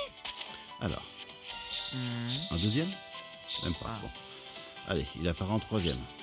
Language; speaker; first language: French; native; French